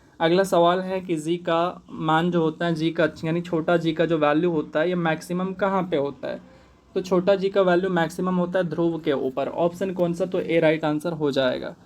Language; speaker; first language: Hindi; native; Hindi